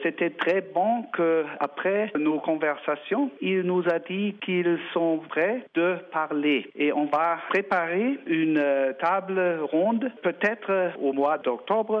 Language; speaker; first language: French; non-native, learner; German